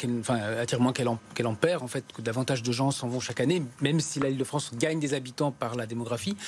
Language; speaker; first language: French; native; French